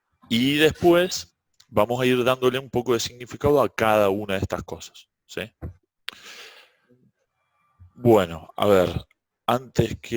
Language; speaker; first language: Spanish; native; Spanish